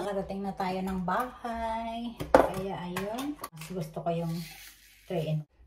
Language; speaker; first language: Filipino; native; Filipino